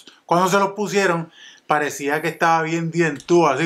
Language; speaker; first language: Spanish; native; Spanish